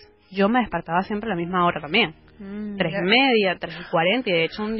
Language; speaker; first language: Spanish; native; Spanish